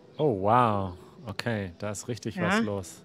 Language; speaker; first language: German; native; German